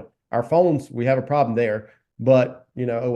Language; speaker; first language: English; native; English